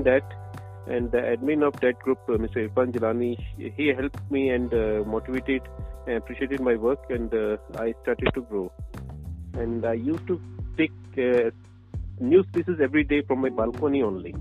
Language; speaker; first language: English; non-native, local second language; Punjabi